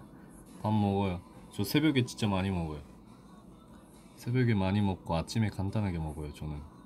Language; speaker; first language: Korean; non-native, fluent; Japanese